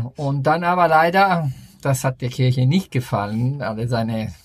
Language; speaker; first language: German; early bilingual, other home language; Italian